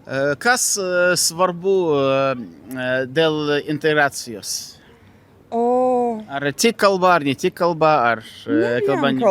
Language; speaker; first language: Lithuanian; non-native, fluent; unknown